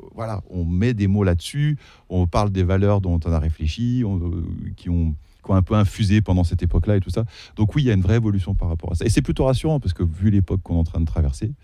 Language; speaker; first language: French; early bilingual, other home language; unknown